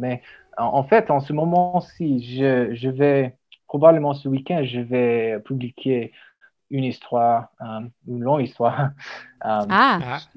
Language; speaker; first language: French; non-native, learner; English